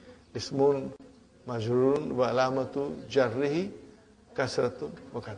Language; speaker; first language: Arabic; non-native, fluent; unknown